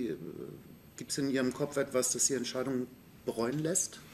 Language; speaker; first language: German; native; German